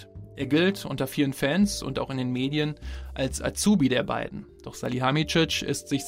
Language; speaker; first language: German; native; German